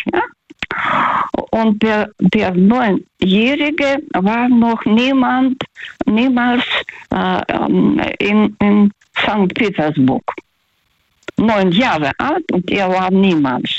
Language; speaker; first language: German; non-native, fluent; Russian